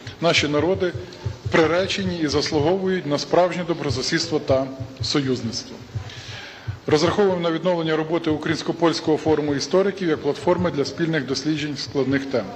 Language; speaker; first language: Ukrainian; native; Ukrainian